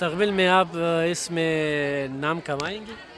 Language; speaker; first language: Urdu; non-native, local second language; Pashto